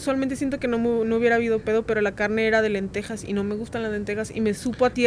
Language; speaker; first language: Spanish; native; Spanish